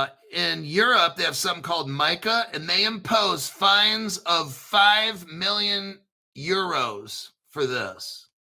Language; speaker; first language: English; native; English